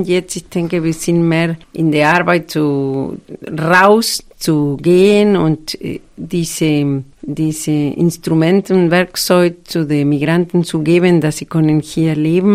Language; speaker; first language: German; non-native, learner; Spanish